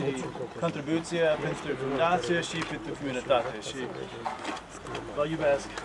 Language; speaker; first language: Romanian; non-native, learner; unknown